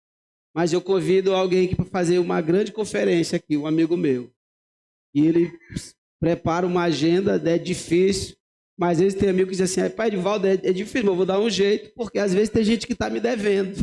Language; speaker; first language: Portuguese; native; Portuguese